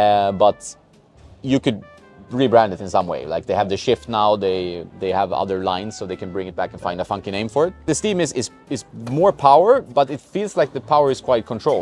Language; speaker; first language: English; non-native, fluent; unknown